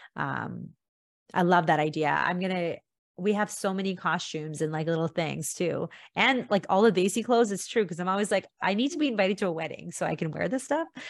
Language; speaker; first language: English; early bilingual, other home language; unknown